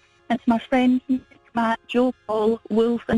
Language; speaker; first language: English; native; English